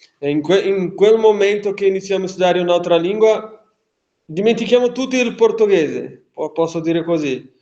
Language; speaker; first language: Italian; non-native, fluent; Portuguese